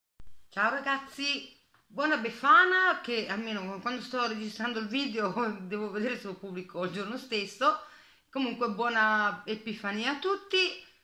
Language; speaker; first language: Italian; native; Italian